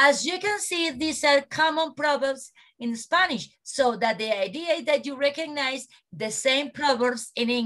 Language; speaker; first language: English; non-native, learner; Spanish